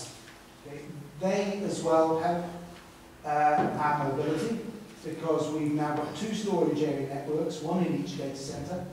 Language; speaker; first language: English; native; English